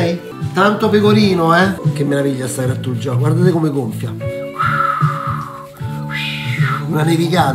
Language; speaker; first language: Italian; native; Italian